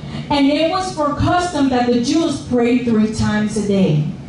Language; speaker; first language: English; early bilingual, other home language; Spanish